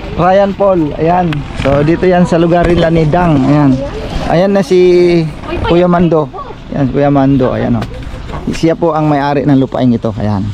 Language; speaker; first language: Filipino; non-native, local second language; Cebuano